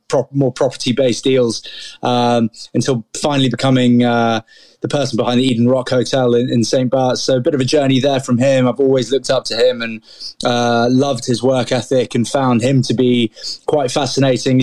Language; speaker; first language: English; native; English